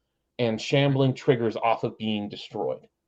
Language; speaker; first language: English; native; English